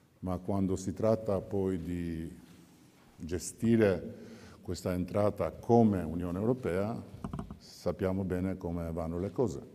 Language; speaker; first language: Italian; non-native, fluent; Albanian